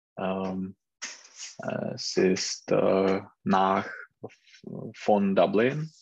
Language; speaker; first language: German; non-native, learner; Czech